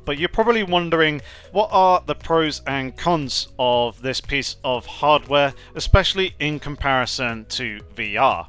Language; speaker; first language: English; native; English